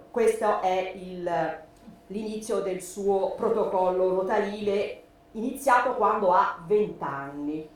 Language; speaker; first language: Italian; native; Italian